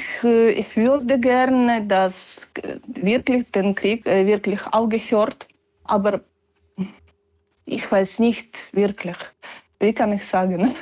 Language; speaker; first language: German; non-native, learner; Ukrainian